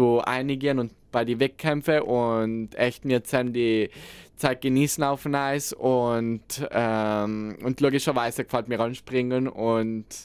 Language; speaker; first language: German; non-native, local second language; Italian